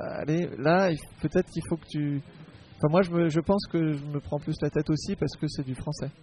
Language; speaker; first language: French; native; French